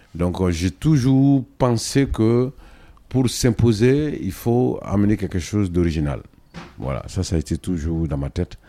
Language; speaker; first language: French; non-native, local second language; Dyula